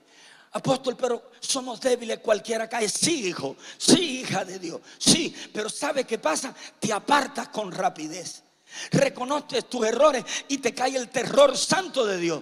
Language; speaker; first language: Spanish; native; Spanish